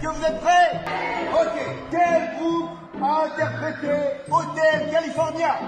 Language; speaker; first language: French; native; French